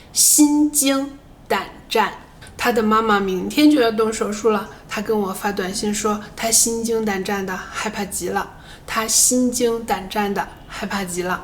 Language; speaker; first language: Chinese; native; Chinese